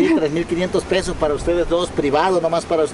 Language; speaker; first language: Spanish; native; Spanish